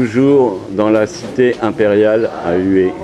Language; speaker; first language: French; native; French